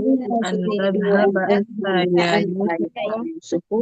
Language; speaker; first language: Arabic; non-native, learner; Indonesian